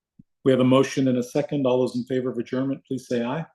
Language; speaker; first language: English; native; English